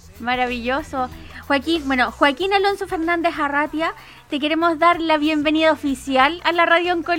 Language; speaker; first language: Spanish; native; Spanish